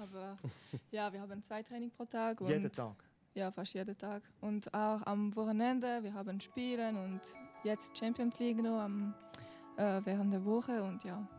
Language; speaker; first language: German; non-native, learner; French